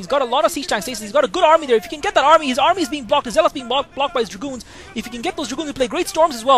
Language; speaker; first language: English; native; English